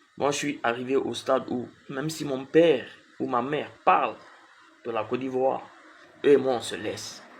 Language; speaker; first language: French; non-native, local second language; Arabic